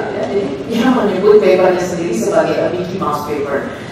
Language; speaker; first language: Indonesian; native; Indonesian